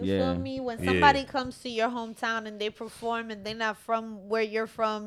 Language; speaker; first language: English; early bilingual, other home language; Spanish